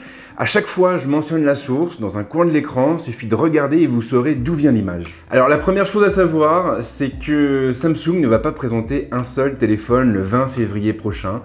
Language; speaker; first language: French; native; French